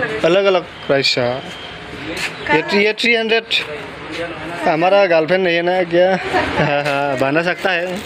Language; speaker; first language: Hindi; non-native, local second language; Assamese